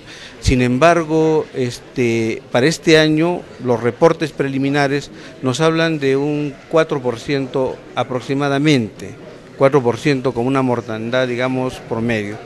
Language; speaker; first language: Spanish; native; Spanish